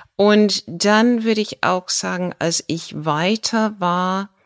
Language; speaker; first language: German; non-native, fluent; English